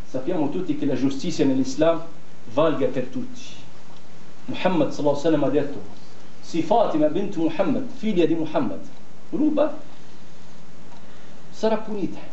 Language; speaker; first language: Italian; non-native, fluent; Arabic